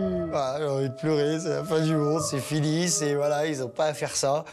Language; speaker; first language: French; native; French